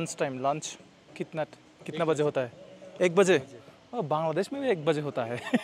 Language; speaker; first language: Hindi; non-native, learner; Bangla